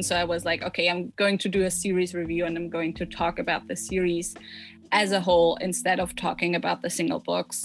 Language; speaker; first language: English; non-native, fluent; German